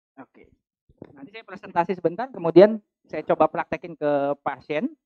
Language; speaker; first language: Indonesian; native; Indonesian